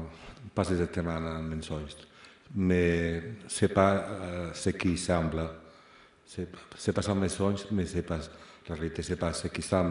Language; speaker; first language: French; non-native, fluent; Spanish